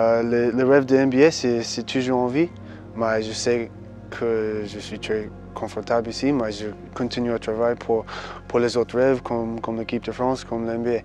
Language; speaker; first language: French; early bilingual, heritage; English